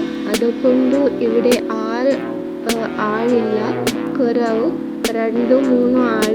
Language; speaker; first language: Malayalam; non-native, learner; Kannada